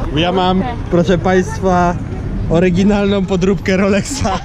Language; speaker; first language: Polish; native; Polish